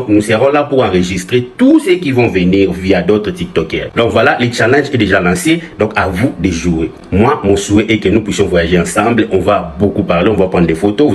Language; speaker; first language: French; non-native, local second language; Lingala